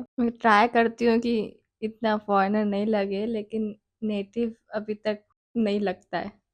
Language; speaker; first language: Hindi; early bilingual, heritage; Hindi